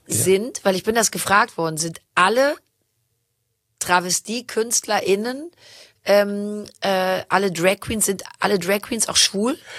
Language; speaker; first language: German; native; German